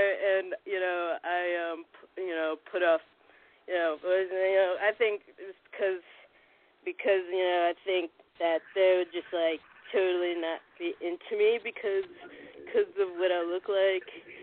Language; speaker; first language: English; native; English